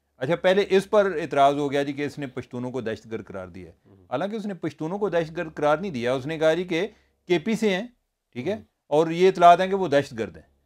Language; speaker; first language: Urdu; non-native, local second language; Punjabi